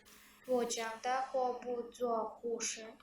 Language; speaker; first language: Chinese; non-native, learner; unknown